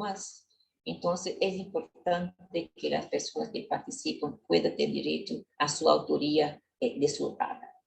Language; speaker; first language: Spanish; non-native, learner; Portuguese